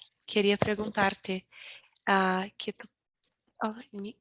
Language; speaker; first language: Spanish; non-native, learner; Portuguese